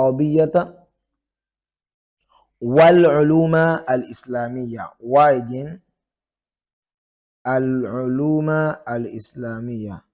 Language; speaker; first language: Arabic; non-native, fluent; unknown